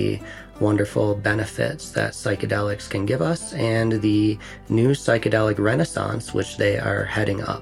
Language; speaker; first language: English; native; English